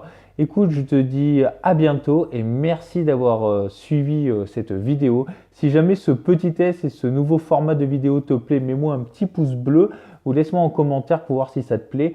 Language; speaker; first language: French; native; French